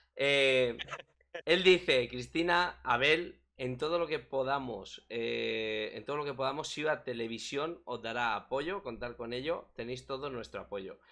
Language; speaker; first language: Spanish; native; Spanish